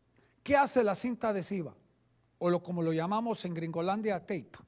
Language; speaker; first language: Spanish; native; Spanish